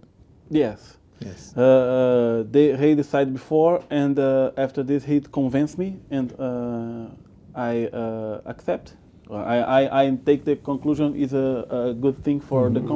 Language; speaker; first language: English; non-native, learner; Portuguese